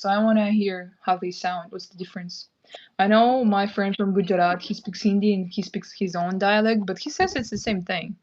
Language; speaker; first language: English; non-native, fluent; Kyrgyz